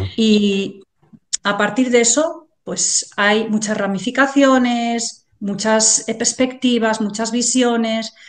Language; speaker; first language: Spanish; native; Spanish